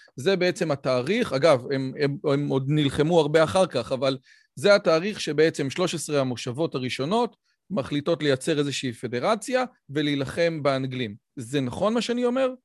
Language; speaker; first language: Hebrew; native; Hebrew